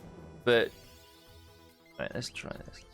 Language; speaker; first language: English; native; English